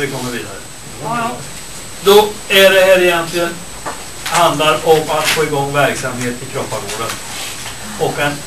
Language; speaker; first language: Swedish; native; Swedish